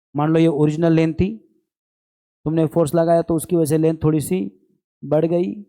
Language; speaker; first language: Hindi; non-native, local second language; Marathi